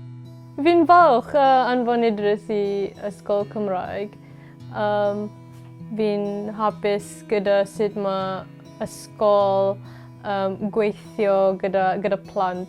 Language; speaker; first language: Welsh; non-native, learner; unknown